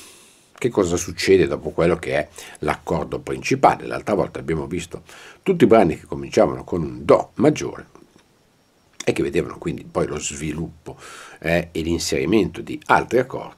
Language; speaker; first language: Italian; native; Italian